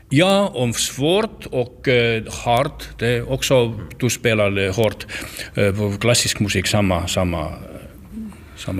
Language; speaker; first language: Swedish; non-native, learner; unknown